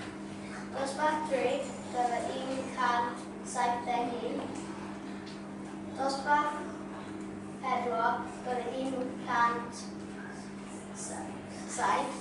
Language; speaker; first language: Welsh; non-native, local second language; English